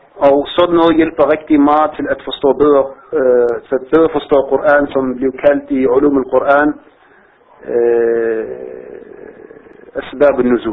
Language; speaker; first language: Danish; non-native, fluent; Arabic